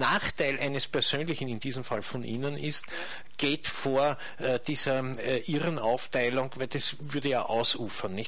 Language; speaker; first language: German; native; German